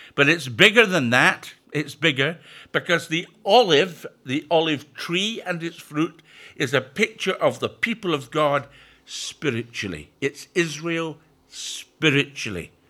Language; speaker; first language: English; native; English